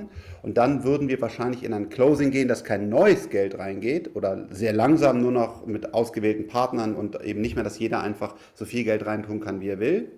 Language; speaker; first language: German; native; German